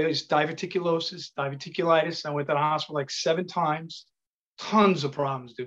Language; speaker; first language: English; native; English